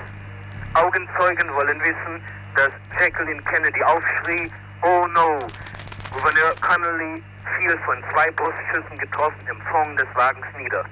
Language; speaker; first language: German; native; German